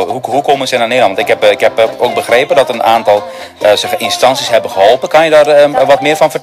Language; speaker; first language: Dutch; non-native, fluent; Spanish